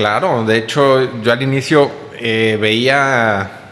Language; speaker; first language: Spanish; native; Spanish